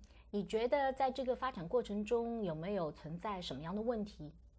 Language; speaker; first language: Chinese; native; Chinese